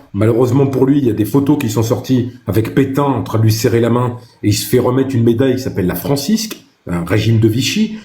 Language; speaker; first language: French; early bilingual, other home language; Arabic